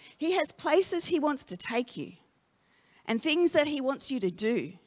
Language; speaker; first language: English; native; English